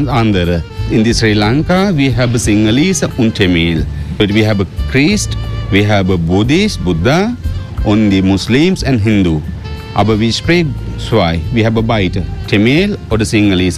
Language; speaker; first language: German; non-native, learner; Sinhala